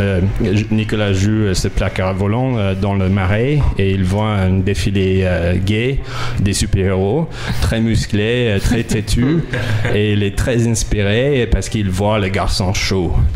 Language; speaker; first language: French; non-native, fluent; English